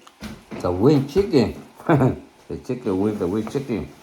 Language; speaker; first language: English; non-native, learner; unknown